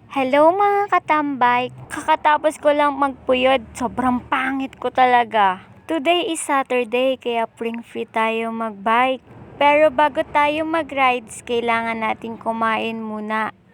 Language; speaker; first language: Filipino; non-native, local second language; Bikol